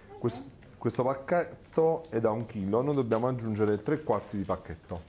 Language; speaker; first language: Italian; native; Italian